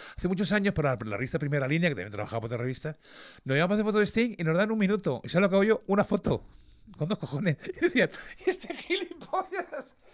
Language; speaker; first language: Spanish; early bilingual, other home language; English